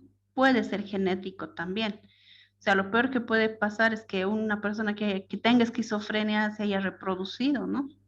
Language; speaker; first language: Spanish; native; Spanish